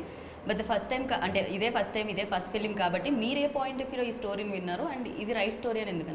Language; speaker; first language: Telugu; native; Telugu